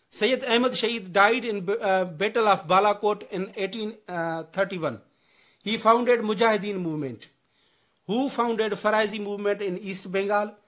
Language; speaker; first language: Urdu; non-native, local second language; Sindhi